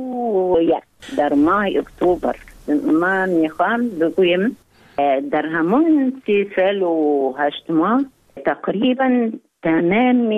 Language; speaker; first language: Persian; non-native, learner; Arabic